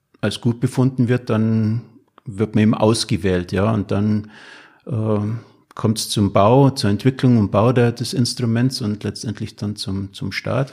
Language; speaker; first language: German; native; German